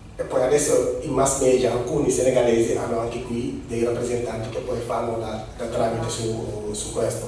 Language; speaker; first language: Italian; non-native, fluent; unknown